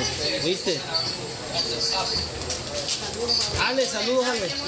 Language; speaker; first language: Spanish; native; Spanish